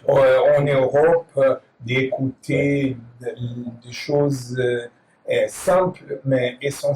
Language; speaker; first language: French; non-native, learner; Portuguese